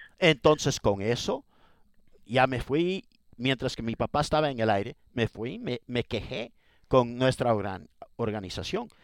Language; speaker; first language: Spanish; early bilingual, heritage; Spanish